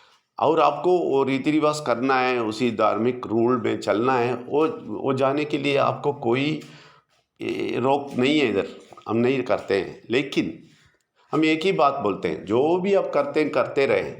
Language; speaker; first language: Hindi; non-native, local second language; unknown